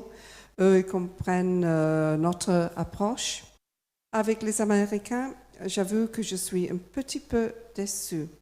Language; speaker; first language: French; non-native, fluent; English